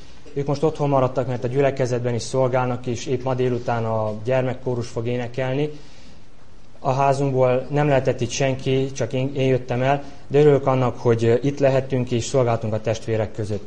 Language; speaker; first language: Hungarian; native; Hungarian